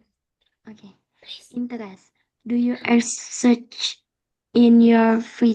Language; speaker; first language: English; non-native, learner; Indonesian